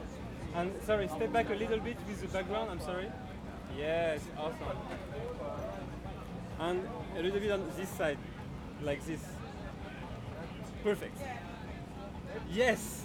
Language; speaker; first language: English; non-native, fluent; French